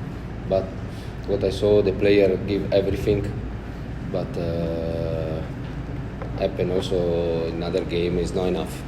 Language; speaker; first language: English; non-native, learner; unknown